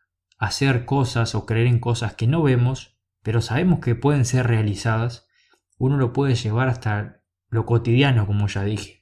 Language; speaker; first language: Spanish; native; Spanish